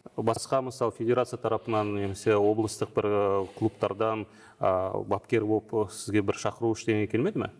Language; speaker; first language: Kazakh; native; Kazakh